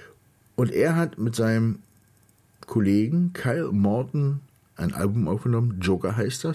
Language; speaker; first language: German; native; German